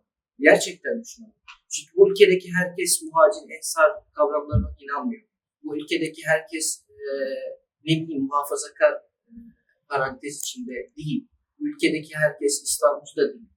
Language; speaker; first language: Turkish; early bilingual, other home language; Arabic